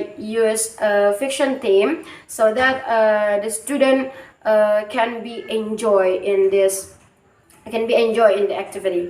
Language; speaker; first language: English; non-native, learner; Indonesian